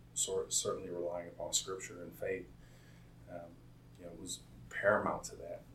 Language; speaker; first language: English; native; English